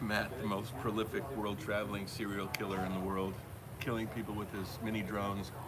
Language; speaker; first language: English; native; English